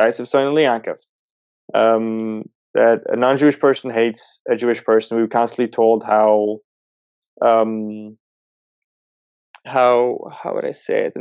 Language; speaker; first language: English; early bilingual, other home language; Yiddish